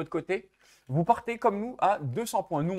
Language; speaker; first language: French; native; French